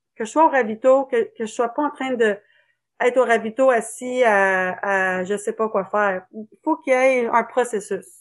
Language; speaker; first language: French; native; French